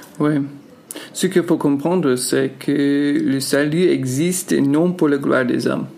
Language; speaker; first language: French; non-native, fluent; English